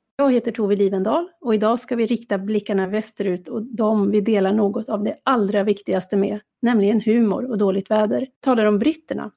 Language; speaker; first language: Swedish; native; Swedish